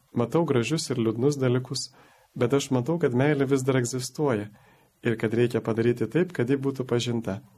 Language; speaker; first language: Lithuanian; native; Lithuanian